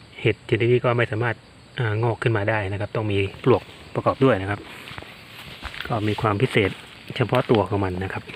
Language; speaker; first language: Thai; native; Thai